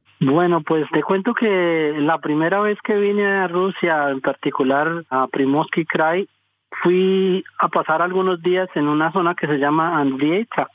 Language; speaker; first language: Spanish; native; Spanish